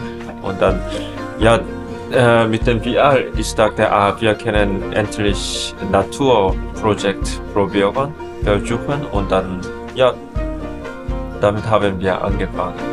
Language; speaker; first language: German; non-native, learner; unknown